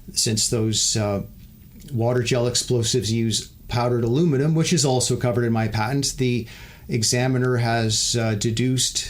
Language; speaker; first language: English; native; English